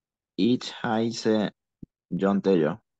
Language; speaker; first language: German; non-native, learner; Spanish